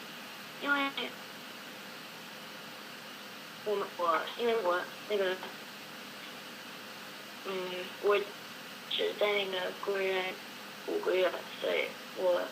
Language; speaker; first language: Chinese; non-native, learner; English